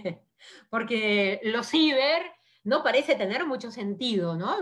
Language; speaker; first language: Spanish; native; Spanish